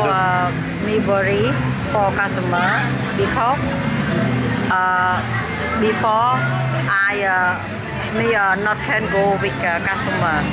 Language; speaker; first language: English; non-native, learner; Khmer